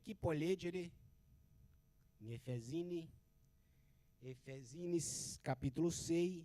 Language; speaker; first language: Italian; non-native, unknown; Portuguese